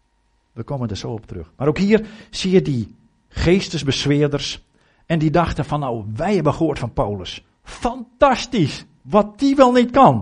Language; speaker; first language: Dutch; native; Dutch